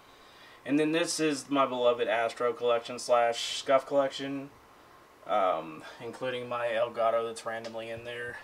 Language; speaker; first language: English; native; English